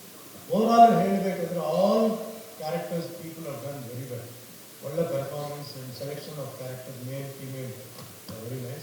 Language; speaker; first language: Kannada; non-native, fluent; Tulu